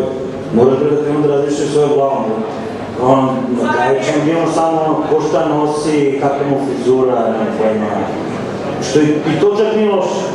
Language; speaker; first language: Serbian; native; Serbian